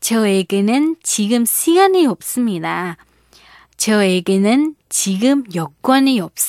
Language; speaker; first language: Korean; non-native, fluent; Vietnamese